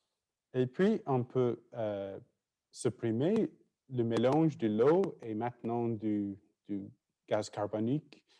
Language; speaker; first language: French; non-native, fluent; English